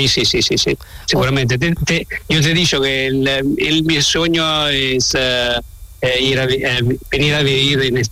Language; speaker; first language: Spanish; non-native, learner; Italian